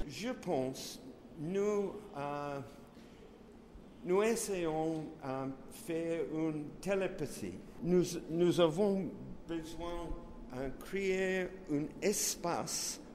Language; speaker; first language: French; non-native, learner; English